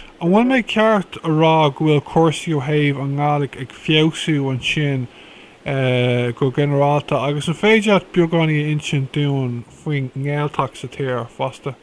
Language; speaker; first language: Irish; non-native, local second language; English